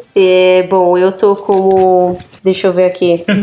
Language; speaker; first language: Portuguese; native; Portuguese